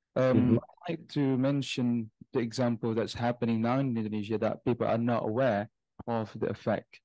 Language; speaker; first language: English; non-native, fluent; Indonesian